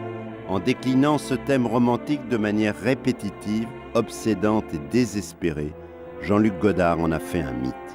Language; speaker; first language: French; native; French